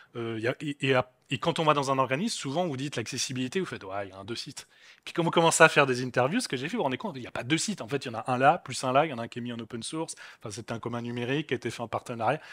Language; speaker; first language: French; native; French